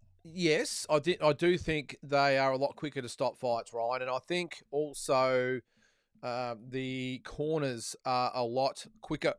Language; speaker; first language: English; native; English